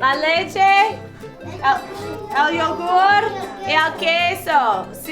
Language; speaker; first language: Spanish; non-native, fluent; English